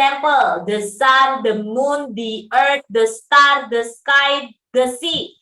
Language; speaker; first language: English; non-native, fluent; Indonesian